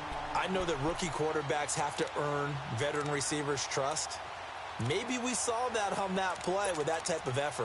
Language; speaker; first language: English; native; English